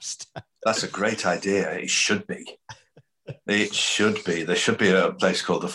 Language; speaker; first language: English; native; English